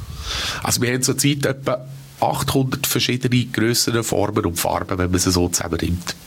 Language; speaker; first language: German; native; German